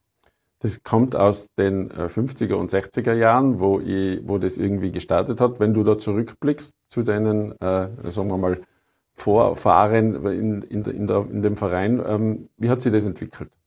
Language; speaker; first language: German; native; German